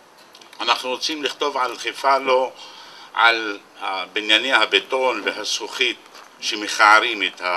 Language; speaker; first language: Hebrew; non-native, local second language; Arabic